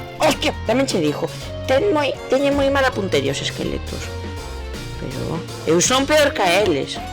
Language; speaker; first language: Galician; non-native, local second language; Spanish